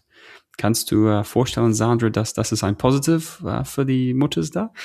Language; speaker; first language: German; non-native, fluent; English